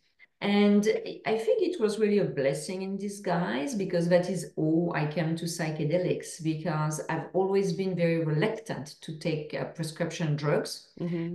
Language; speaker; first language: English; non-native, fluent; French